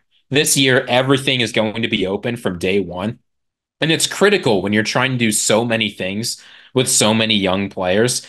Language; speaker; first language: English; native; English